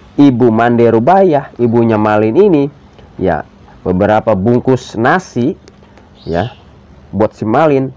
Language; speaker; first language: Indonesian; native; Indonesian